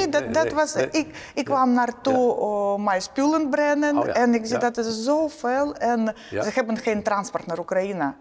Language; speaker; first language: Dutch; non-native, learner; Ukrainian